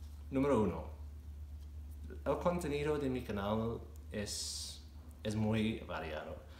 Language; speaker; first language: Spanish; non-native, fluent; English